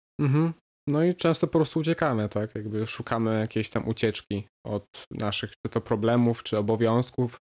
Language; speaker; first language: Polish; native; Polish